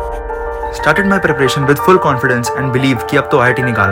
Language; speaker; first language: English; non-native, local second language; Hindi